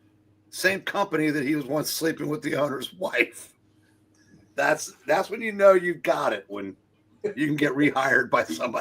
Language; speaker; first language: English; native; English